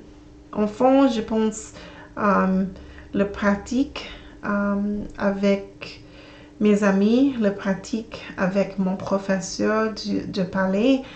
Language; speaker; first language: French; non-native, learner; English